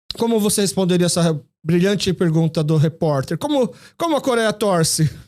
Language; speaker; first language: Portuguese; early bilingual, other home language; Korean